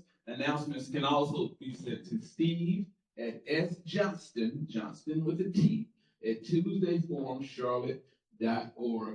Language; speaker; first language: English; native; English